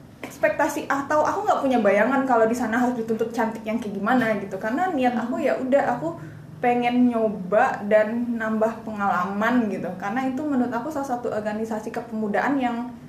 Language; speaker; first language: Indonesian; non-native, local second language; Minangkabau